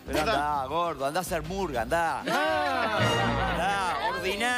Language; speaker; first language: Spanish; native; Spanish